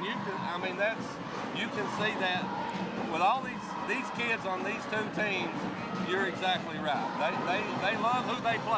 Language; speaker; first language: English; native; English